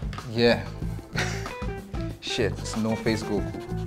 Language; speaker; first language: English; non-native, local second language; Assamese